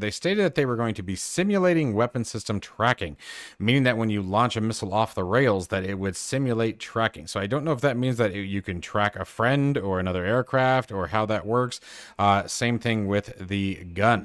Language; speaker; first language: English; native; English